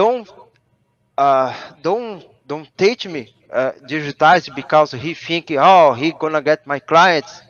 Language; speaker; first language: English; non-native, learner; Portuguese